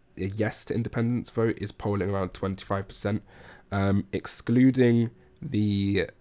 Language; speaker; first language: English; native; English